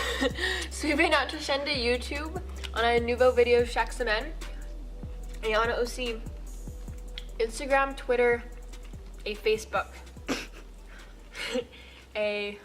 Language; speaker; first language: French; non-native, learner; English